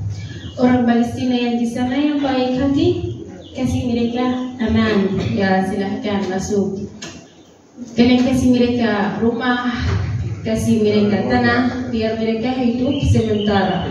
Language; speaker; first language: Indonesian; non-native, fluent; Arabic